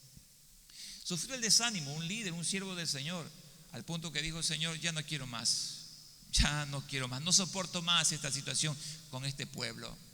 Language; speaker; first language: Spanish; native; Spanish